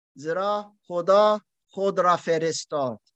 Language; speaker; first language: Persian; non-native, learner; German